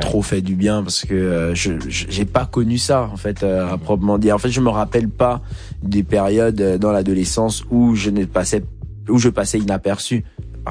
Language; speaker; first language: French; native; French